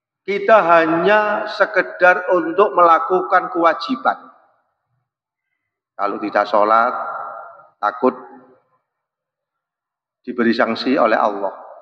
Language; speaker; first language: Indonesian; non-native, local second language; Javanese